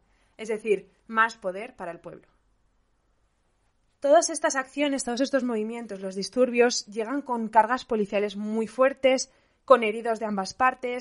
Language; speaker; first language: Spanish; native; Spanish